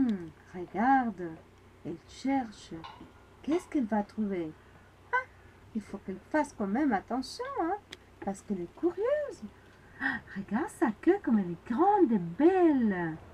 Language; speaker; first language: French; non-native, fluent; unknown